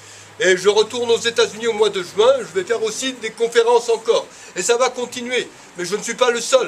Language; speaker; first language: French; native; French